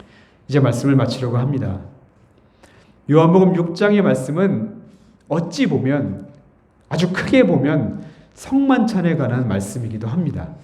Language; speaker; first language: Korean; native; Korean